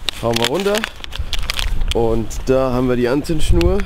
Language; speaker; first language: German; native; German